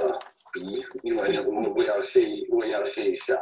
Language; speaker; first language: Chinese; non-native, fluent; English